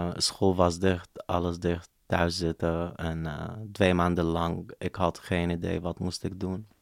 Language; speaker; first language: Dutch; non-native, fluent; Arabic